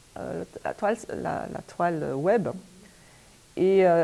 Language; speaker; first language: French; native; French